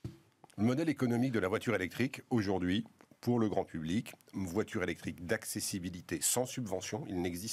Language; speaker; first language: French; native; French